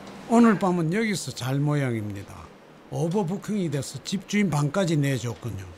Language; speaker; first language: Korean; native; Korean